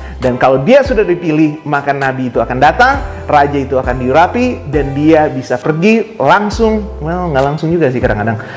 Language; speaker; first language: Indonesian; native; Indonesian